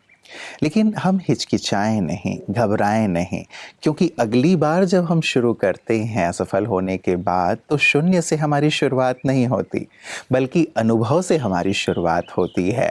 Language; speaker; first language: Hindi; native; Hindi